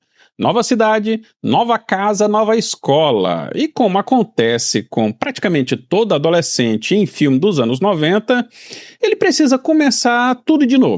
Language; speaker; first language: Portuguese; native; Portuguese